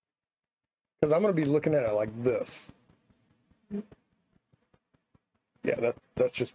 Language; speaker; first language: English; native; English